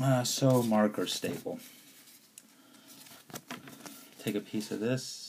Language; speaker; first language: English; native; English